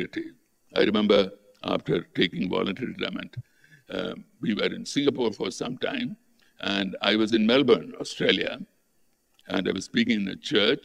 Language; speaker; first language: English; non-native, local second language; Tamil